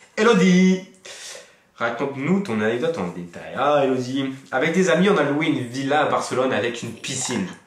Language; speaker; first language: French; native; French